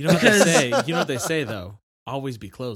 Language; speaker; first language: English; native; English